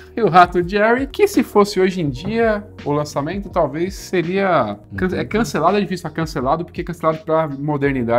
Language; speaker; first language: Portuguese; native; Portuguese